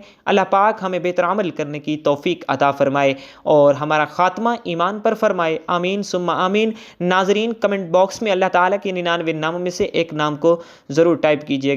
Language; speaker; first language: Urdu; native; Urdu